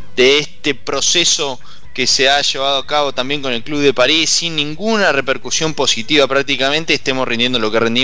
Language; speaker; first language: Spanish; native; Spanish